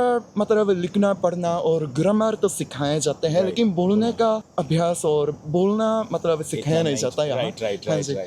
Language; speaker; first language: Hindi; non-native, fluent; Japanese